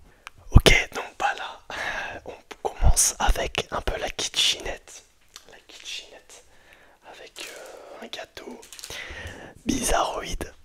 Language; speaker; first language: French; native; French